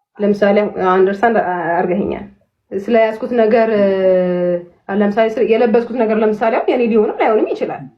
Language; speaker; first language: Amharic; native; Amharic